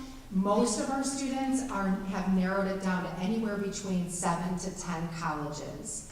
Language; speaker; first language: English; native; English